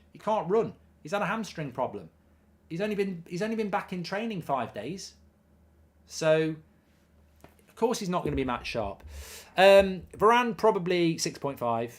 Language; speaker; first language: English; native; English